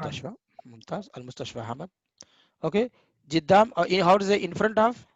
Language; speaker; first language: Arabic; non-native, fluent; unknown